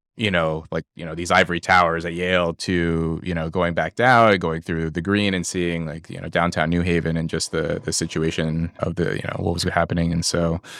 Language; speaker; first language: English; native; English